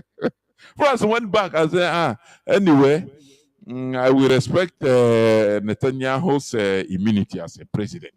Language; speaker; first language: English; non-native, local second language; Igbo